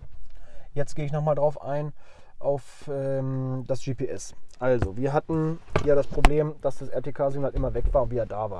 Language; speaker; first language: German; native; German